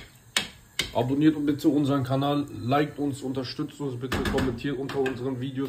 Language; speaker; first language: German; early bilingual, other home language; Kurdish